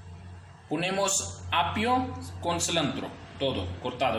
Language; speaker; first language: Spanish; non-native, learner; Urdu